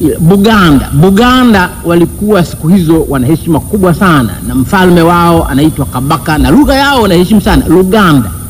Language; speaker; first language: Swahili; non-native, local second language; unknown